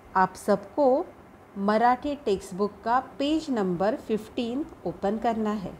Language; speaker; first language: Hindi; non-native, local second language; Marathi